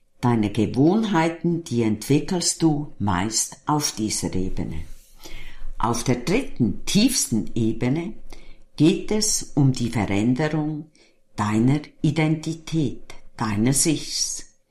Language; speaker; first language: German; native; German